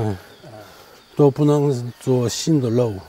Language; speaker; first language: Chinese; non-native, fluent; French